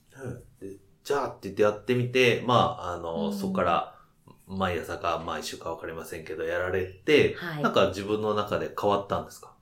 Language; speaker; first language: Japanese; native; Japanese